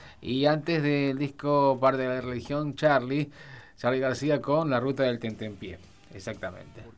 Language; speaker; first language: Spanish; native; Spanish